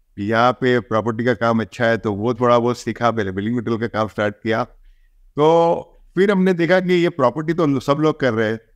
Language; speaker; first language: Hindi; native; Hindi